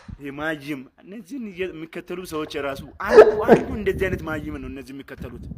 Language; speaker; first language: Amharic; non-native, local second language; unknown